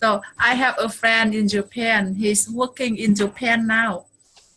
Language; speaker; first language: English; non-native, fluent; Vietnamese